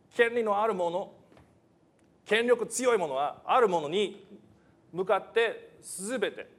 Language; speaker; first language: Japanese; non-native, fluent; English